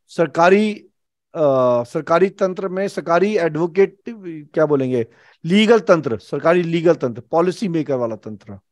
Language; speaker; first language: Hindi; native; Hindi